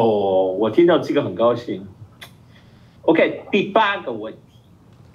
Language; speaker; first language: Chinese; non-native, fluent; Japanese